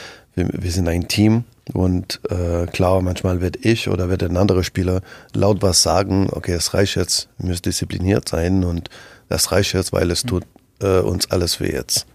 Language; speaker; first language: German; non-native, fluent; French